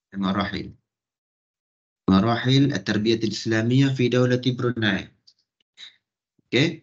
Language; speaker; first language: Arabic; non-native, fluent; Malay